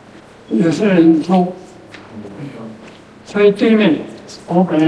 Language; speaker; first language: Chinese; non-native, local second language; Min Nan Chinese